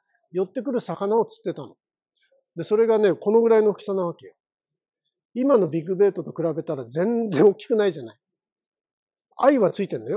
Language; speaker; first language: Japanese; native; Japanese